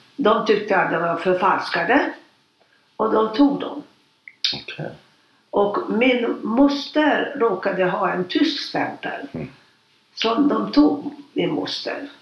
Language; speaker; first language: Swedish; non-native, fluent; Hungarian